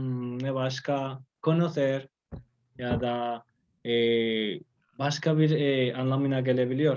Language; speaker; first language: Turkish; non-native, fluent; Spanish